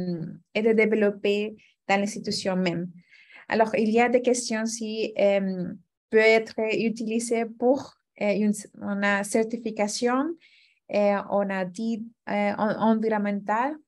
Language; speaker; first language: French; non-native, fluent; Spanish